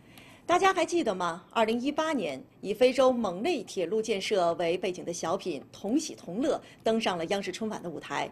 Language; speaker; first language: Chinese; native; Chinese